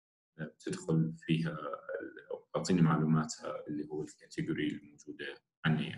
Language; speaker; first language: Arabic; native; Arabic